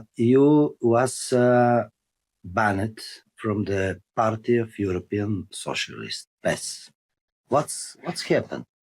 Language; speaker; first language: English; non-native, learner; Bulgarian